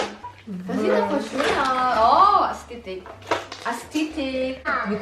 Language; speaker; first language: German; early bilingual, other home language; Filipino